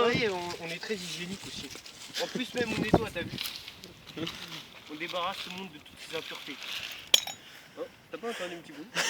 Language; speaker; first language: French; native; French